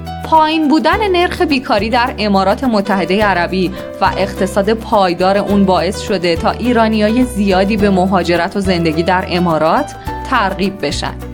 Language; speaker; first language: Persian; native; Persian